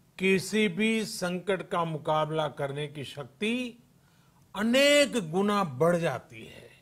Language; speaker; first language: Hindi; non-native, local second language; Gujarati